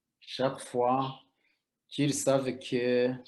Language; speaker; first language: French; non-native, local second language; Rundi